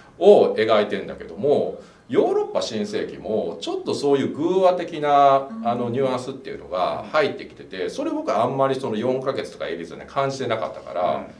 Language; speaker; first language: Japanese; native; Japanese